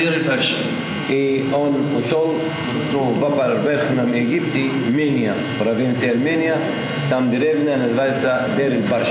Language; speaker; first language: Russian; non-native, learner; Arabic